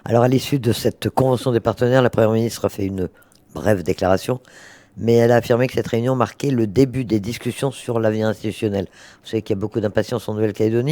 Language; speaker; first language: French; native; French